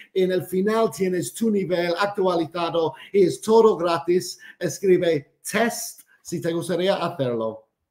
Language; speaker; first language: Spanish; non-native, fluent; English